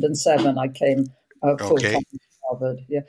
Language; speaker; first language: English; native; English